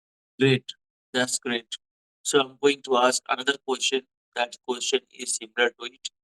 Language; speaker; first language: English; non-native, fluent; Hindi